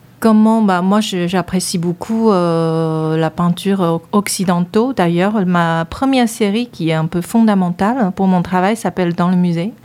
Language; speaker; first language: French; non-native, fluent; Chinese